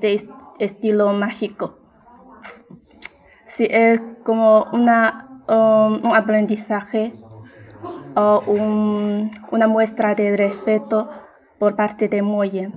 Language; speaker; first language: Spanish; non-native, fluent; Chinese